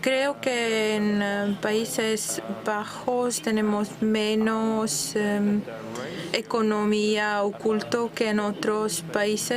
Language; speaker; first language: Spanish; non-native, fluent; Dutch